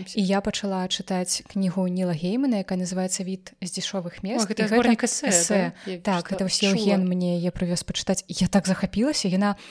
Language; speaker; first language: Belarusian; non-native, local second language; Russian